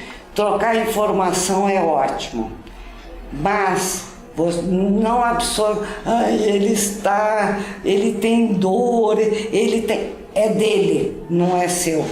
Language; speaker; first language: Portuguese; native; Portuguese